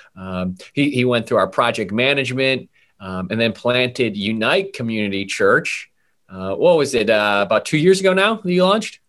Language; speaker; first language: English; native; English